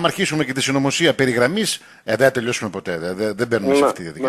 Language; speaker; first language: Greek; native; Greek